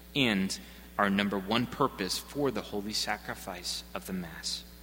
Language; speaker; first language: English; native; English